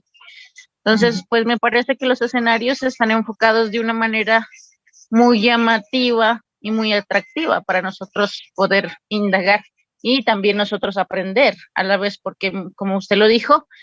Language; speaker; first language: Spanish; native; Spanish